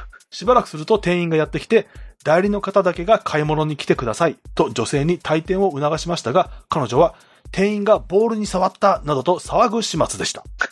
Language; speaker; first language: Japanese; native; Japanese